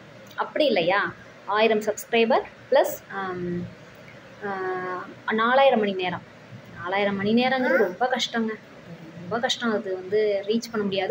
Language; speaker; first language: Tamil; native; Tamil